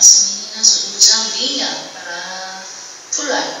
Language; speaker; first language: Portuguese; non-native, learner; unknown